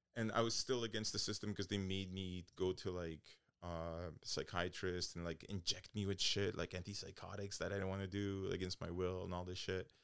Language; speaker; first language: English; early bilingual, other home language; Polish